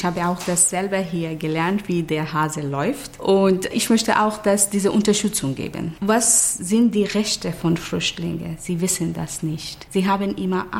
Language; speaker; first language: German; non-native, learner; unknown